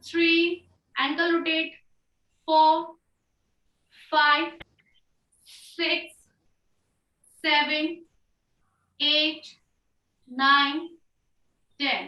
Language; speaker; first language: Hindi; native; Hindi